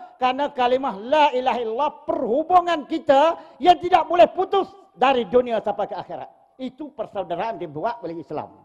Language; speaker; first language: Malay; native; Malay